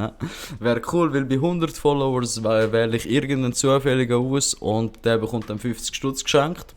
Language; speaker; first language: German; non-native, local second language; Swiss German